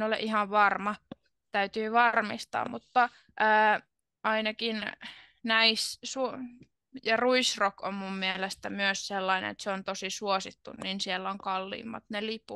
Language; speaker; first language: Finnish; native; Finnish